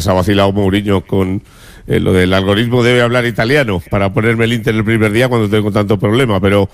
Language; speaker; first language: Spanish; native; Spanish